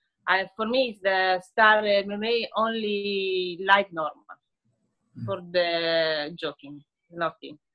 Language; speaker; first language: English; non-native, learner; Italian